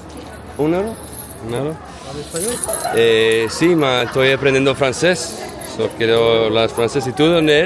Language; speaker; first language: Spanish; early bilingual, heritage; Spanish